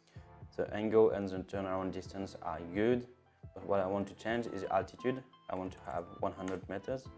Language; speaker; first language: English; non-native, fluent; French